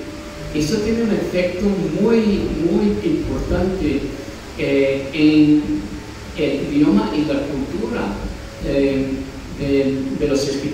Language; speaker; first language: Spanish; non-native, fluent; English